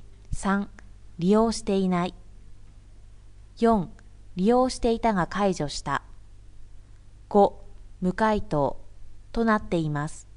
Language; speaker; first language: Japanese; native; Japanese